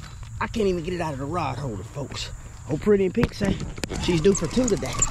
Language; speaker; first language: English; native; English